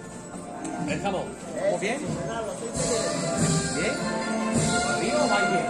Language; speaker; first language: Spanish; native; Spanish